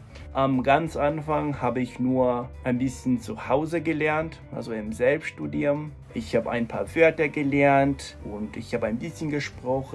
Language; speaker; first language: German; non-native, fluent; English